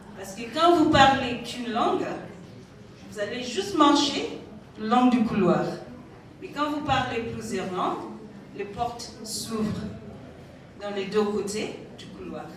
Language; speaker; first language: French; non-native, fluent; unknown